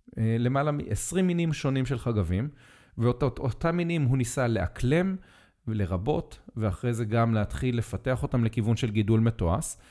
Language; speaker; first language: Hebrew; native; Hebrew